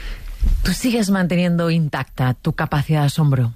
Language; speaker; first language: Spanish; native; Spanish